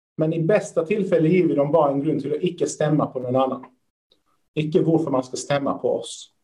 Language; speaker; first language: Swedish; early bilingual, other home language; Persian